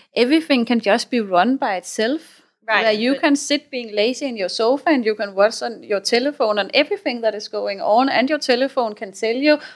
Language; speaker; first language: English; non-native, fluent; Danish